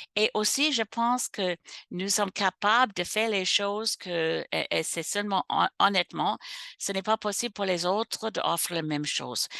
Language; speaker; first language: French; non-native, local second language; English